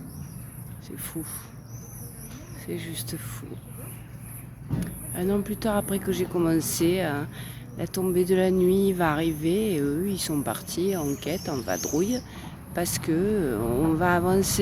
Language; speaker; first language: French; native; French